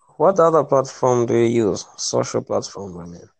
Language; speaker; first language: English; non-native, local second language; Swahili